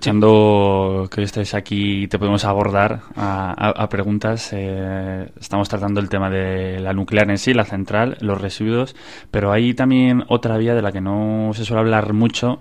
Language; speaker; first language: Spanish; native; Spanish